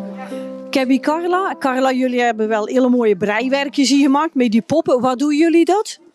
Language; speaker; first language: Dutch; native; Dutch